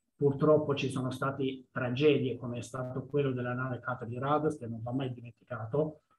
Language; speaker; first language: Italian; non-native, fluent; Albanian